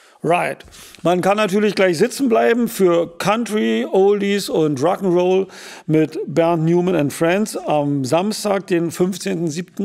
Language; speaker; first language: German; native; German